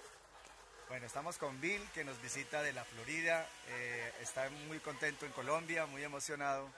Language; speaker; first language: Spanish; native; Spanish